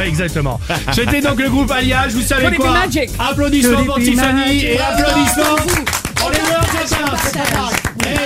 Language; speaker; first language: French; native; French